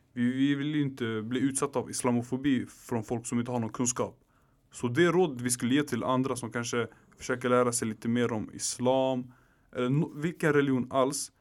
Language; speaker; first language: Swedish; early bilingual, other home language; Arabic